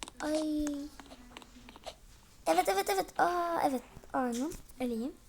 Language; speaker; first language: Turkish; early bilingual, heritage; Turkish